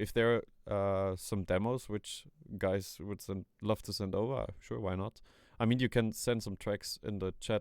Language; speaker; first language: English; non-native, fluent; German